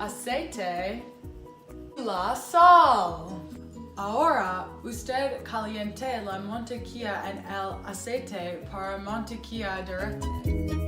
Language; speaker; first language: Spanish; non-native, learner; English